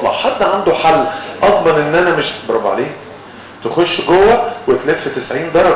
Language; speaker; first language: Arabic; native; Arabic